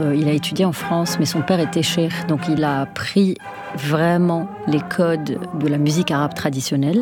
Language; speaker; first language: French; non-native, local second language; Arabic